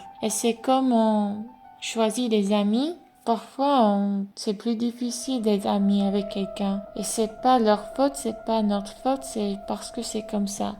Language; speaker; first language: French; non-native, fluent; English